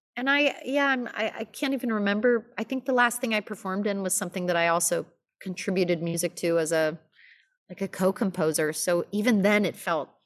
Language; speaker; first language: English; native; English